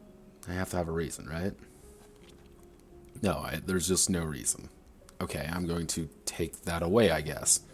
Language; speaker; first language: English; native; English